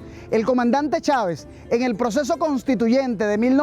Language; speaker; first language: Spanish; native; Spanish